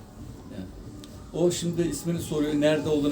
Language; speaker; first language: Turkish; native; Turkish